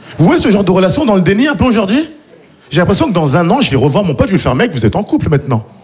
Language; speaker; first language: French; native; French